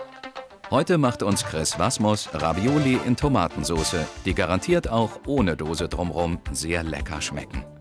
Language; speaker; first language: German; native; German